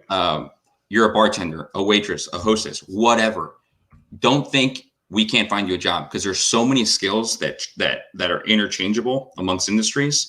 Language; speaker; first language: English; native; English